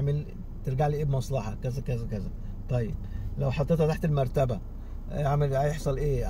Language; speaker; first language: Arabic; native; Arabic